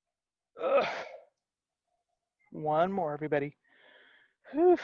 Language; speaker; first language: English; native; English